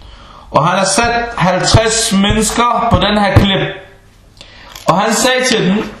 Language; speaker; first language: Danish; early bilingual, other home language; Arabic